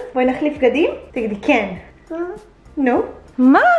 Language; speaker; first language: Hebrew; early bilingual, heritage; Hebrew